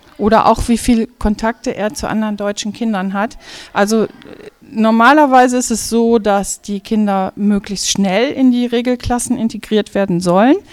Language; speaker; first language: German; native; German